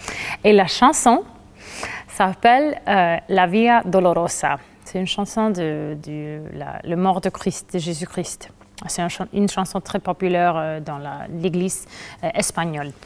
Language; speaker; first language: French; non-native, fluent; Spanish